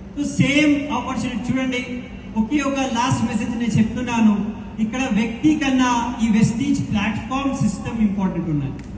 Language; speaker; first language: Telugu; non-native, local second language; Hindi